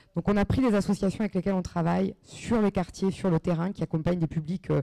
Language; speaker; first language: French; native; French